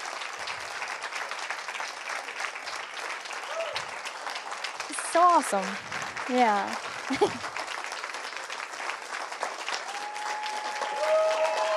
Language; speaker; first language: English; native; English